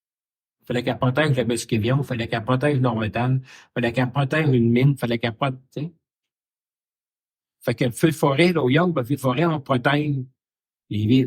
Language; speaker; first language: French; native; French